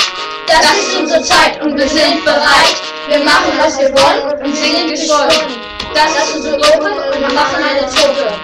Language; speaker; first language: German; non-native, learner; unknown